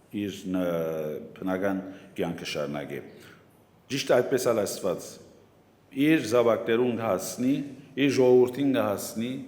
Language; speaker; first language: Armenian; native; Armenian